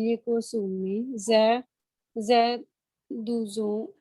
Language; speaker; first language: French; non-native, learner; Hindi